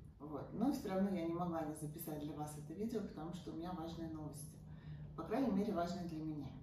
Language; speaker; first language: Russian; native; Russian